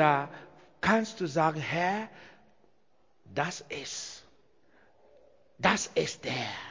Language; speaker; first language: German; non-native, learner; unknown